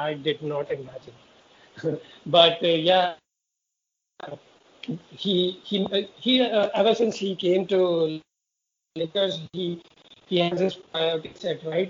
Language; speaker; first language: English; non-native, local second language; Hindi